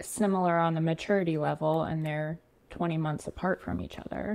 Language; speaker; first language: English; native; English